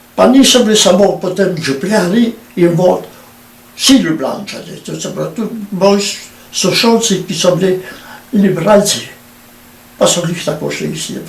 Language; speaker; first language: Slovenian; native; Slovenian